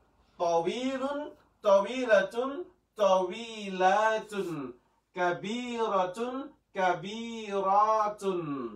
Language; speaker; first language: Arabic; non-native, fluent; Western Cham